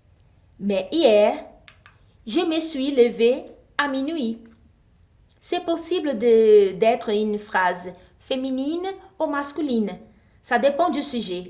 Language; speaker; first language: French; non-native, fluent; Portuguese